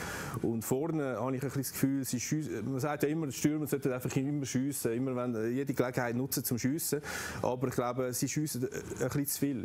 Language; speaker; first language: German; native; German